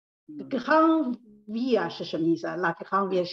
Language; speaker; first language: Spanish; non-native, learner; Chinese